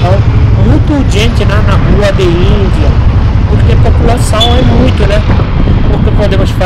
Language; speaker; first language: Portuguese; non-native, fluent; Hindi